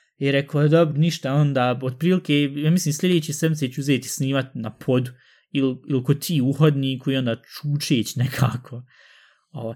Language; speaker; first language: Bosnian; early bilingual, heritage; Bosnian